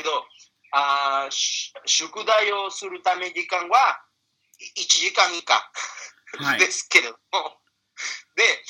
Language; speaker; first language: Japanese; non-native, fluent; Spanish